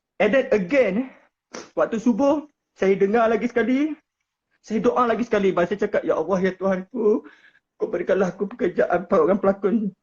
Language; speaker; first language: Malay; native; Malay